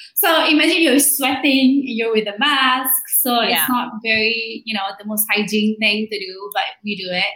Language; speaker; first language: English; non-native, local second language; Malay